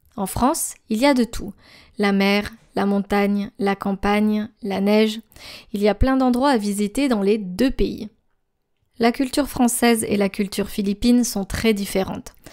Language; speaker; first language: French; native; French